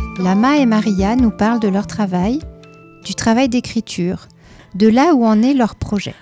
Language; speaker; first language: French; native; French